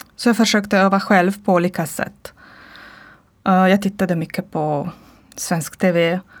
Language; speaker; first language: Swedish; non-native, learner; Croatian